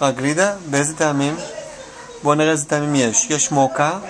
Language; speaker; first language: Hebrew; native; Hebrew